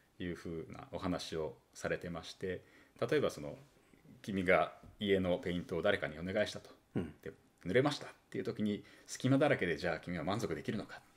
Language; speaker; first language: Japanese; native; Japanese